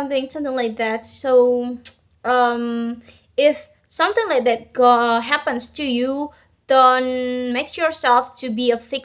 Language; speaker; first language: English; non-native, learner; Indonesian